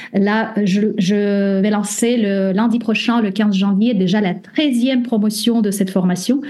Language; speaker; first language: French; non-native, fluent; Russian